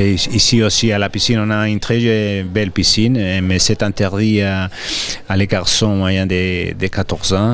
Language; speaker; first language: French; non-native, fluent; Spanish